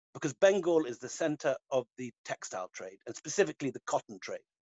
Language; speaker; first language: English; native; English